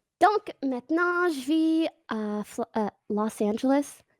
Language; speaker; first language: French; non-native, fluent; English